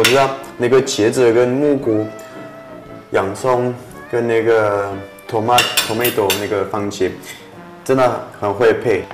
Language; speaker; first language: Chinese; non-native, fluent; French